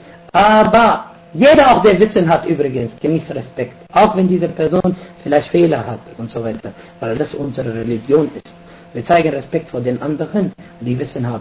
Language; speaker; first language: German; non-native, fluent; Arabic